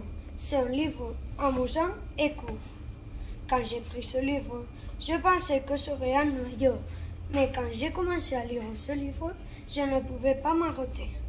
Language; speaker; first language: French; non-native, learner; Catalan